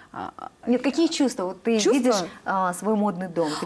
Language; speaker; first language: Russian; native; Russian